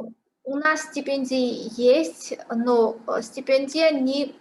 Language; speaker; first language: Russian; non-native, fluent; Georgian